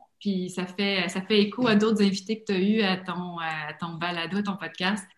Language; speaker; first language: French; native; French